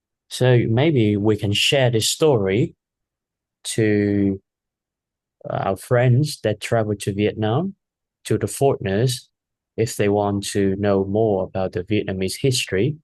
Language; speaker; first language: English; non-native, fluent; Vietnamese